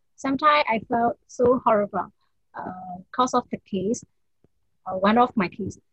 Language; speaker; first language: English; non-native, learner; Burmese